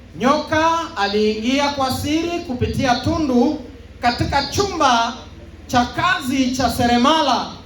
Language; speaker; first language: Swahili; native; Swahili